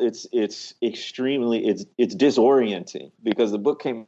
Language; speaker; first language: English; native; English